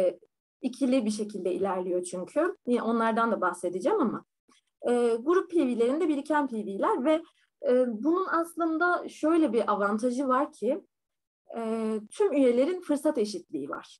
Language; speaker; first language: Turkish; native; Turkish